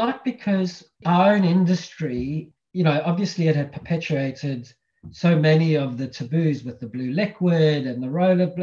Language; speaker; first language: English; native; English